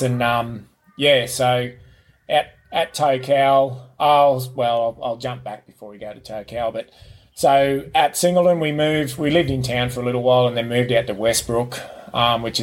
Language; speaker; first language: English; native; English